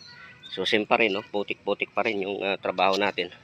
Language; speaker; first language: Filipino; native; Filipino